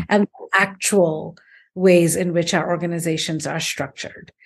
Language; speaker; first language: English; non-native, local second language; Hindi